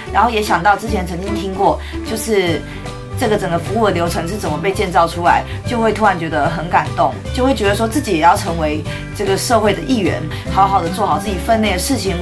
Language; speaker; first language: Chinese; native; Chinese